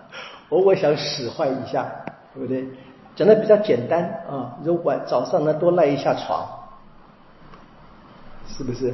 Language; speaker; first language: Chinese; native; Chinese